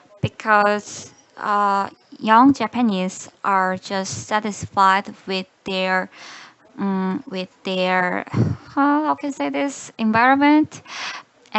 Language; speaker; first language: English; non-native, learner; Korean